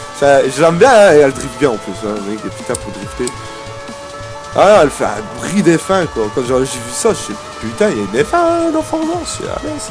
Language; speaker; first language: French; native; French